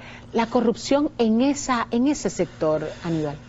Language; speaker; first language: Spanish; native; Spanish